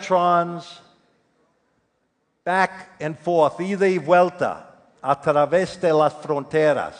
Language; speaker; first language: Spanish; non-native, fluent; English